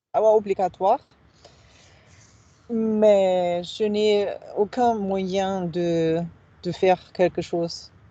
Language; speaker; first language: French; non-native, fluent; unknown